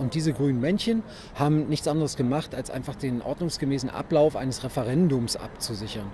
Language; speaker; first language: German; native; German